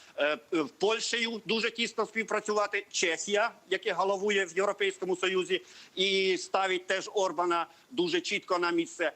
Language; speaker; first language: Ukrainian; non-native, local second language; Hungarian